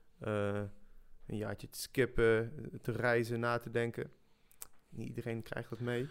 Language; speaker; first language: Dutch; early bilingual, other home language; French